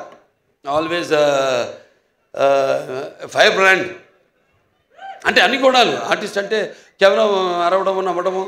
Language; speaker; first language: Telugu; native; Telugu